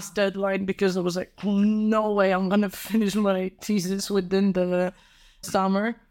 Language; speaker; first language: English; non-native, fluent; Polish